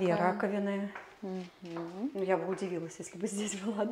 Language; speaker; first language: Russian; native; Russian